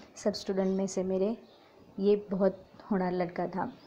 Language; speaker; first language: Hindi; non-native, local second language; Marathi